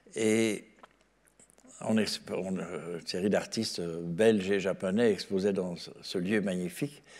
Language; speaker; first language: French; native; French